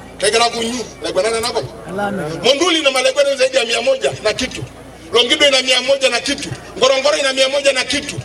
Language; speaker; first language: Swahili; non-native, local second language; Masai